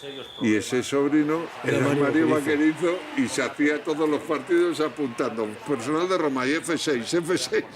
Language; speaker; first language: Spanish; native; Spanish